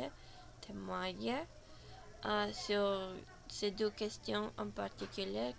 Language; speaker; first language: French; non-native, learner; Spanish